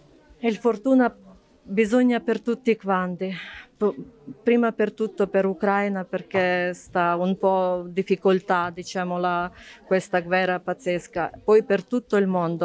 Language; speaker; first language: Italian; non-native, fluent; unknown